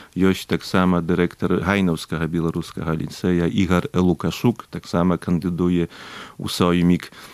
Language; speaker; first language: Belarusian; native; Belarusian